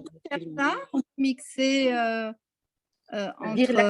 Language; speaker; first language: French; non-native, local second language; Arabic